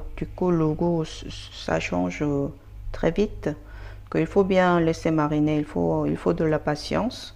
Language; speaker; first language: French; non-native, fluent; Korean